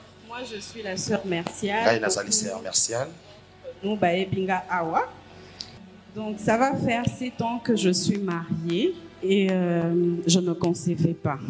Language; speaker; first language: French; non-native, local second language; Lingala